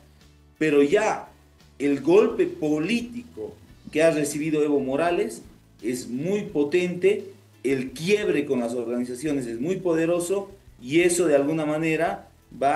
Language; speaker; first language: Spanish; native; Spanish